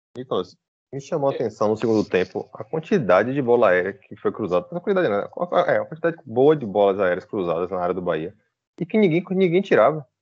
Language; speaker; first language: Portuguese; native; Portuguese